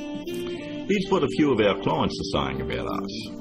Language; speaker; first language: English; native; English